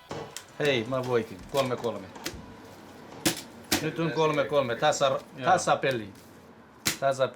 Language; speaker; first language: Finnish; non-native, learner; Kurdish